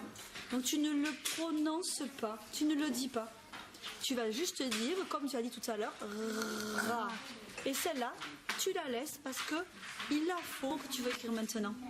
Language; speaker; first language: French; native; French